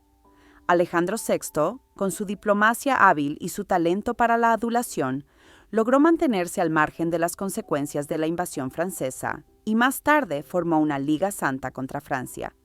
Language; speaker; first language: Spanish; native; Spanish